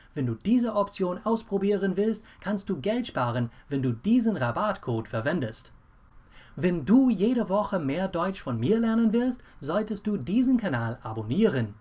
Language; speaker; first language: German; non-native, fluent; English